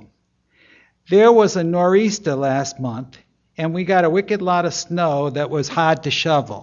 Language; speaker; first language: English; native; English